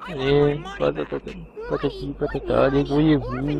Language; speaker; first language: French; native; French